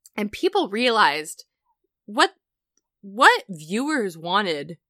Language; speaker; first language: English; native; English